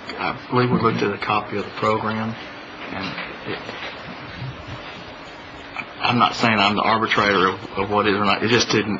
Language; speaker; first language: English; native; English